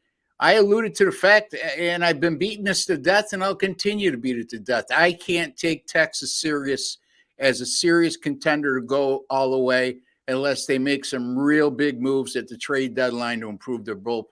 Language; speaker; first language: English; native; English